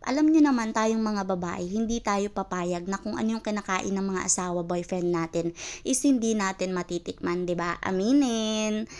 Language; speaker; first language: Filipino; non-native, local second language; Bikol